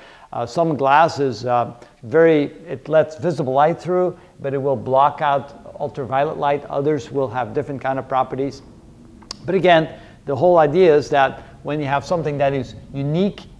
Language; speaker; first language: English; non-native, fluent; Dutch